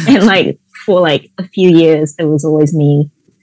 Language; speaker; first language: English; native; English